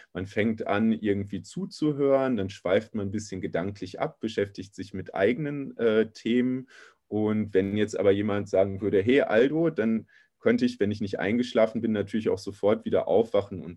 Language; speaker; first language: German; native; German